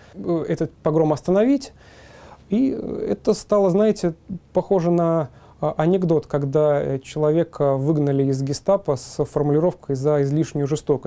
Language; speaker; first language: Russian; native; Russian